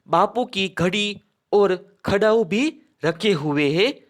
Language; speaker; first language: Hindi; non-native, local second language; Gujarati